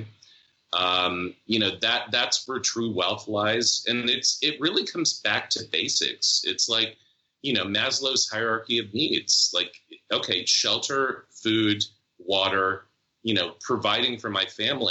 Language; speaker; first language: English; native; English